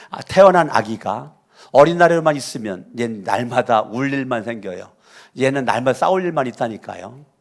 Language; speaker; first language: Korean; native; Korean